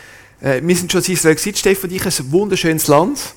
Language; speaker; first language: German; native; German